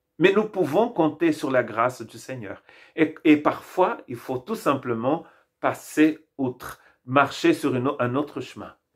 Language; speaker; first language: French; non-native, fluent; Portuguese